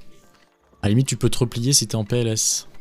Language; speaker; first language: French; native; French